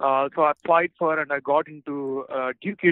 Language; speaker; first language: English; non-native, local second language; Telugu